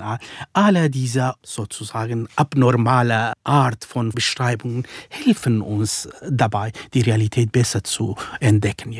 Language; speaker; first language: German; non-native, fluent; Kurdish